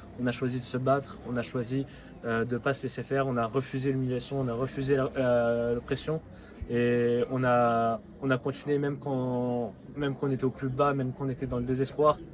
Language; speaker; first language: French; native; French